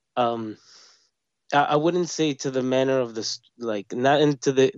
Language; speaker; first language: English; native; English